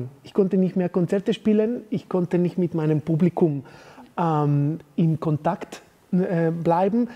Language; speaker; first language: German; non-native, fluent; Spanish